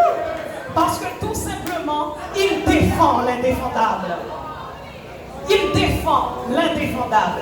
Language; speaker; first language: French; non-native, local second language; Haitian Creole